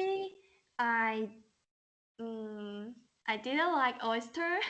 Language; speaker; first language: English; non-native, learner; Chinese